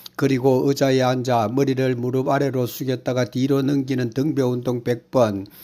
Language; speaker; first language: Korean; native; Korean